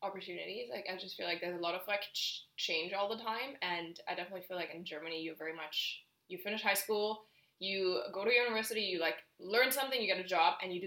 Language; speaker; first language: English; non-native, fluent; German